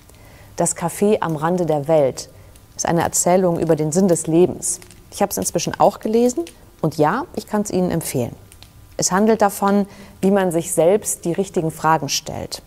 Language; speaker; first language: German; native; German